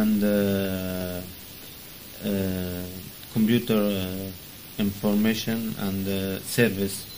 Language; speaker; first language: English; non-native, learner; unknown